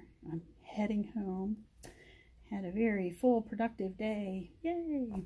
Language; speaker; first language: English; native; English